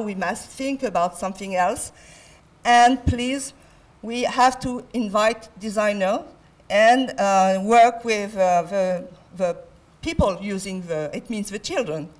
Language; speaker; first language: English; non-native, fluent; French